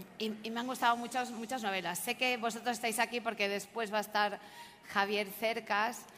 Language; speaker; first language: Spanish; native; Spanish